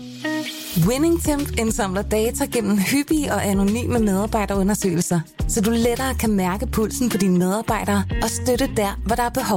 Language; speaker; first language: Danish; native; Danish